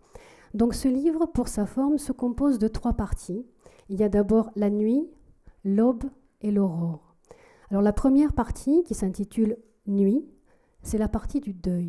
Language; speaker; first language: French; native; French